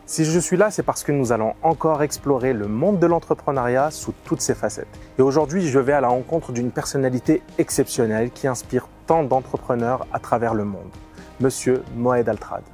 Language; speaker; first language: French; native; French